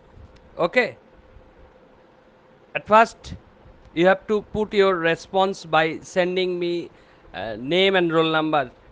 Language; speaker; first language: English; non-native, local second language; Bangla